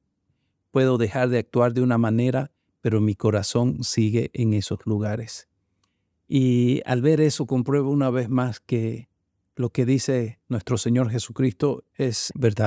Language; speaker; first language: Spanish; native; Spanish